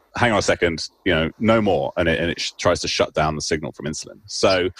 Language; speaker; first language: English; native; English